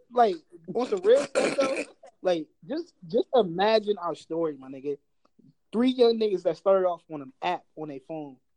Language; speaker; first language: English; native; English